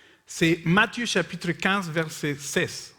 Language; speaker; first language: French; non-native, fluent; Spanish